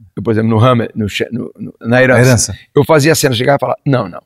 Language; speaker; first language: Portuguese; native; Portuguese